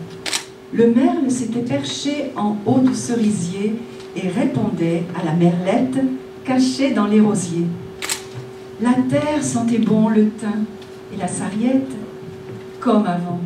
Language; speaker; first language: French; native; French